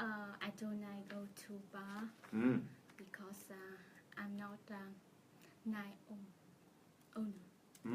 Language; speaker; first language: English; non-native, learner; Vietnamese